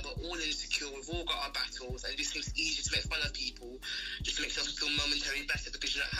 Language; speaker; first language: English; native; English